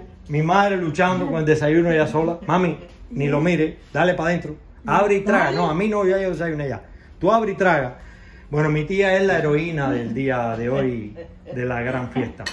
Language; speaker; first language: Spanish; native; Spanish